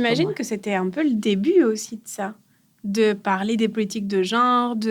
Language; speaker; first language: French; native; French